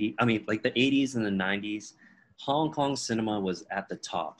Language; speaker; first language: English; non-native, fluent; Min Nan Chinese